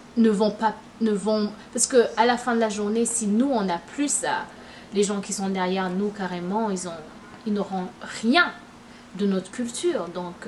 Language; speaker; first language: French; non-native, local second language; Rundi